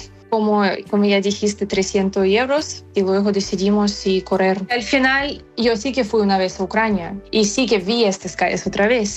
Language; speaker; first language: Spanish; non-native, fluent; Ukrainian